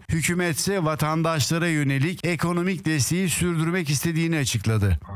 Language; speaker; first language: Turkish; early bilingual, heritage; Turkish